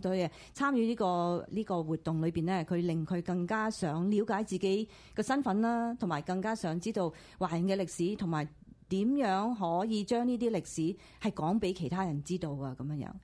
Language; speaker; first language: Cantonese; native; Cantonese